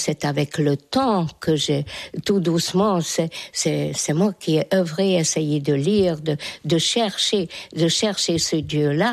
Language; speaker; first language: French; non-native, fluent; Hungarian